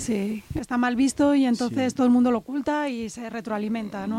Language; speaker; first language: Spanish; native; Spanish